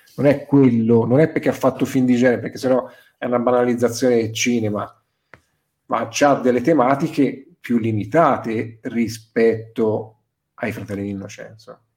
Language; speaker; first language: Italian; native; Italian